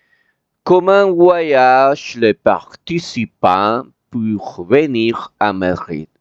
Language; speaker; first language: French; non-native, fluent; Spanish